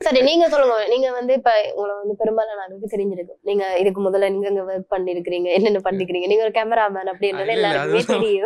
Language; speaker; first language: Tamil; native; Tamil